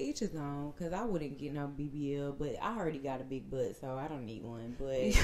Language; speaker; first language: English; native; English